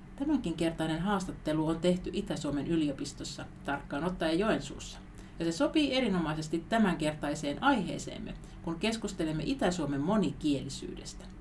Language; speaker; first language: Finnish; native; Finnish